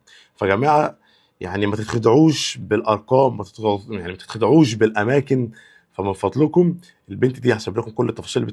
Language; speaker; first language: Arabic; native; Arabic